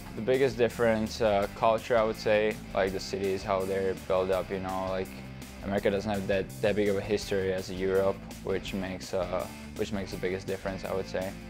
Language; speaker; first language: English; non-native, fluent; Czech